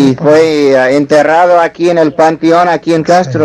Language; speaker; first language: Spanish; non-native, fluent; English